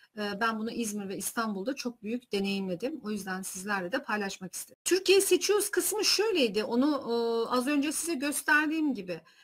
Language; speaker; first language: Turkish; early bilingual, heritage; Turkish